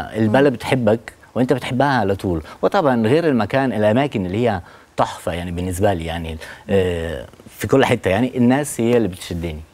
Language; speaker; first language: Arabic; non-native, fluent; Italian